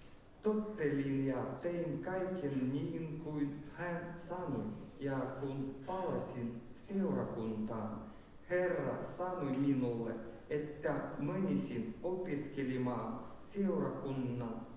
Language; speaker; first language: Finnish; non-native, learner; Russian